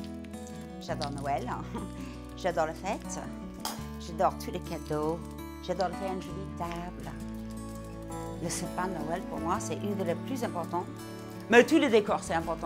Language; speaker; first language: French; non-native, learner; English